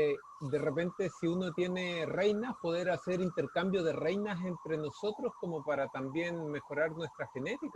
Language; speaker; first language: Spanish; native; Spanish